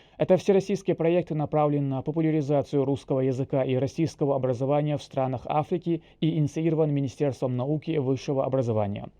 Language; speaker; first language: Russian; non-native, local second language; Chechen